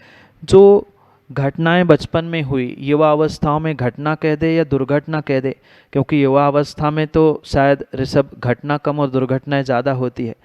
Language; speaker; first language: Hindi; native; Hindi